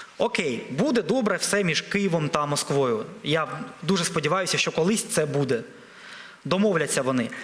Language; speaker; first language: Ukrainian; non-native, local second language; Russian